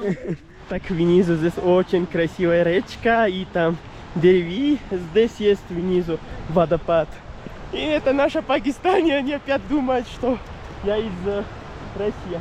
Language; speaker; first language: Russian; non-native, learner; Urdu